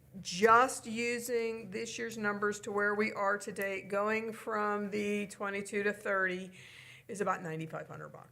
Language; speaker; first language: English; native; English